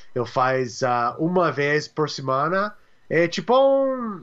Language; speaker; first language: Portuguese; non-native, learner; English